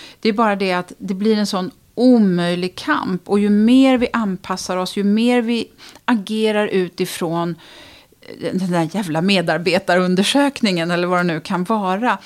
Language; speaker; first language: Swedish; native; Swedish